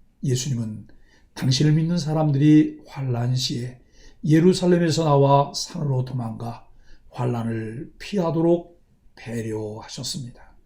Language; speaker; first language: Korean; native; Korean